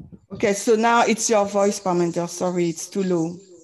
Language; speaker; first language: English; non-native, learner; French